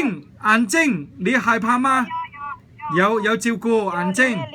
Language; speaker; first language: Chinese; non-native, local second language; Cantonese